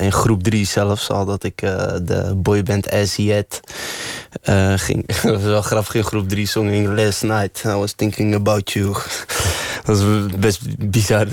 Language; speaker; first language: Dutch; early bilingual, other home language; Arabic